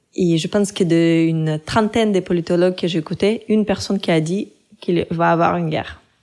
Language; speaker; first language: French; non-native, fluent; Russian